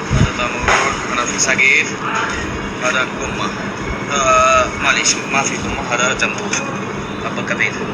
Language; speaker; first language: Arabic; non-native, learner; Bangla